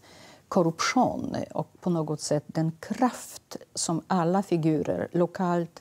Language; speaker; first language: Swedish; non-native, fluent; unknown